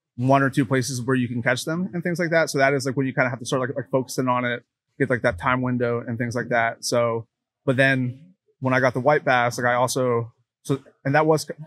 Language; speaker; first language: English; native; English